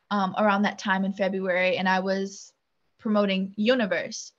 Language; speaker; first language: English; native; English